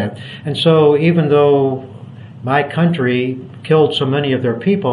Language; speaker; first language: English; native; English